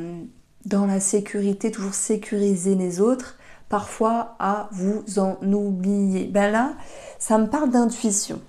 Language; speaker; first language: French; native; French